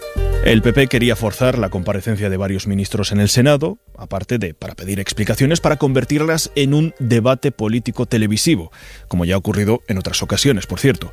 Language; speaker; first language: Spanish; native; Spanish